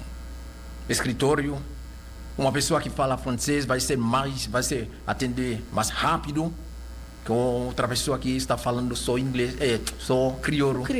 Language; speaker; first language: Portuguese; non-native, local second language; Haitian Creole